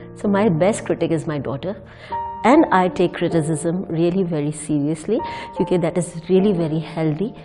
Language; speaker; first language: Urdu; native; Urdu